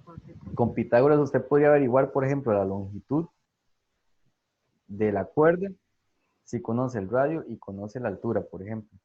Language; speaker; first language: Spanish; native; Spanish